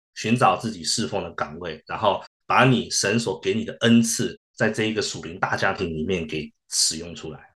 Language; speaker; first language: Chinese; early bilingual, heritage; Chinese